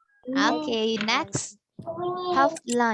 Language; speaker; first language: English; non-native, fluent; Indonesian